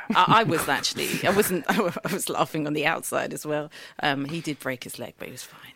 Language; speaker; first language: English; early bilingual, other home language; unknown